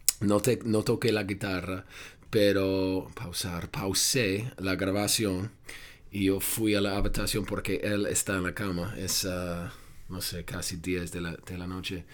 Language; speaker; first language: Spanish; non-native, fluent; English